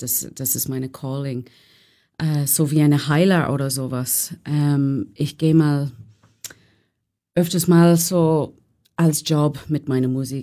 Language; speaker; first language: German; non-native, learner; English